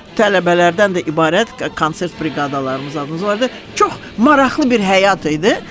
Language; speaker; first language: Azerbaijani; non-native, local second language; Russian